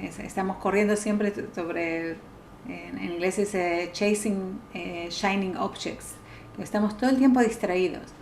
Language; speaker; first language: Spanish; native; Spanish